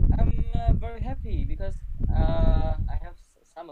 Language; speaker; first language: English; non-native, learner; Vietnamese